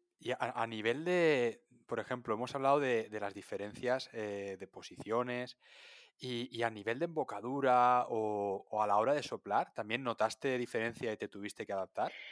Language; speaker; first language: Spanish; native; Spanish